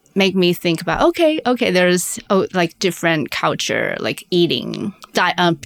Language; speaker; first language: English; non-native, fluent; Chinese